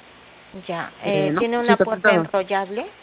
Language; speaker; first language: Spanish; native; Spanish